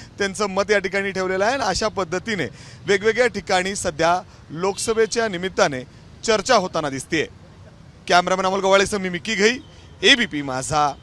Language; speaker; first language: Marathi; native; Marathi